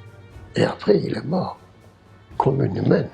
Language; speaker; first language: French; non-native, learner; Turkish